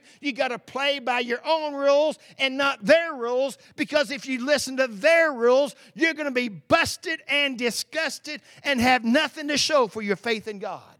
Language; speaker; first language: English; native; English